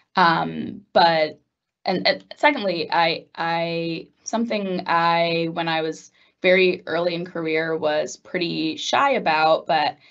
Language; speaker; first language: English; native; English